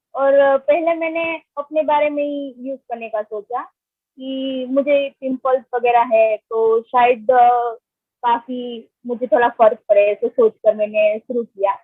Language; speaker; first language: Hindi; non-native, local second language; Gujarati